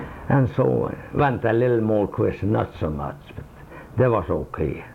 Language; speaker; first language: English; non-native, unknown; Swedish